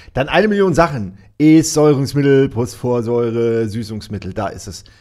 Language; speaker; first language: German; native; German